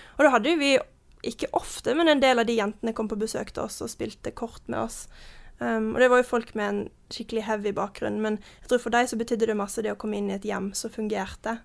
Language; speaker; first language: Norwegian; early bilingual, heritage; Norwegian